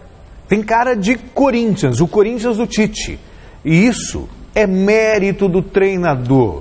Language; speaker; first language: Portuguese; native; Portuguese